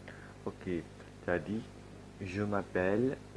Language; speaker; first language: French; non-native, learner; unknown